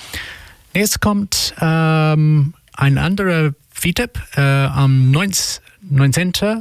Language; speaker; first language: German; non-native, learner; English